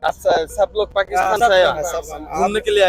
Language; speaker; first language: Hindi; non-native, learner; Bangla